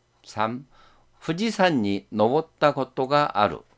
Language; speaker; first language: Japanese; non-native, fluent; Korean